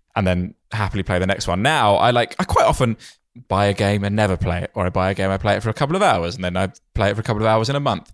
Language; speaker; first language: English; native; English